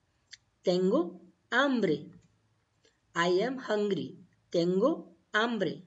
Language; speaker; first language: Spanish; non-native, learner; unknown